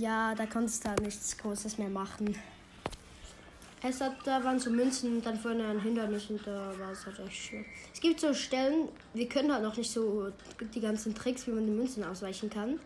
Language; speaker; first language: German; native; German